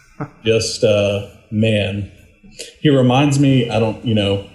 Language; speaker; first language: English; native; English